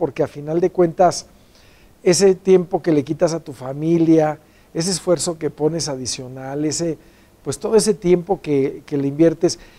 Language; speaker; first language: Spanish; native; Spanish